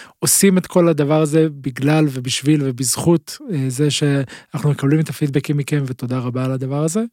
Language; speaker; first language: Hebrew; native; Hebrew